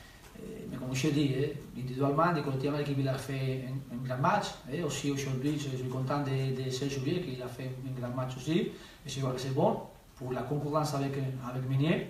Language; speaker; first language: French; non-native, learner; Spanish